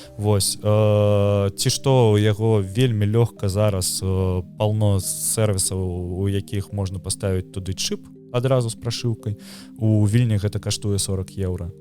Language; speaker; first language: Belarusian; native; Belarusian